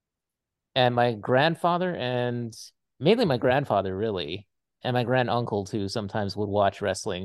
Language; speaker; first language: English; native; English